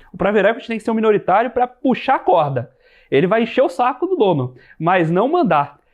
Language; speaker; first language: Portuguese; native; Portuguese